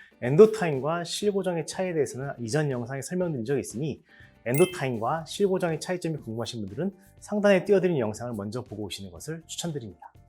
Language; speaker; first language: Korean; native; Korean